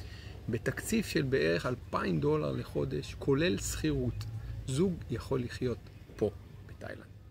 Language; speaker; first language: Hebrew; native; Hebrew